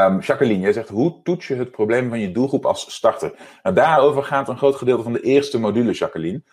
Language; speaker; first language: Dutch; native; Dutch